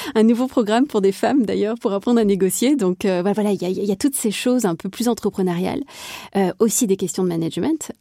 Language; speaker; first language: French; native; French